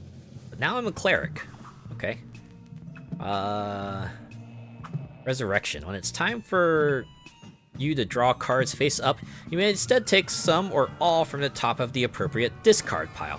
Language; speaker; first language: English; native; English